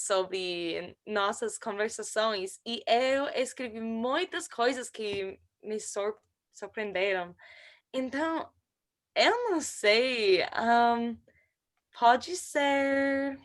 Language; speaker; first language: Portuguese; non-native, learner; English